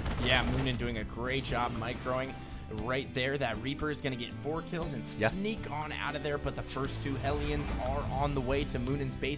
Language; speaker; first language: English; native; English